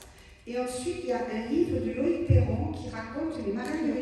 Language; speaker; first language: French; native; French